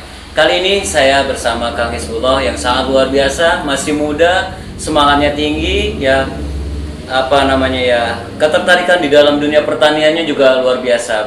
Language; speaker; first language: Indonesian; native; Indonesian